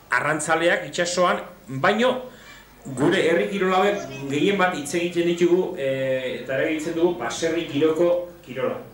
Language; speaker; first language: Basque; native; Basque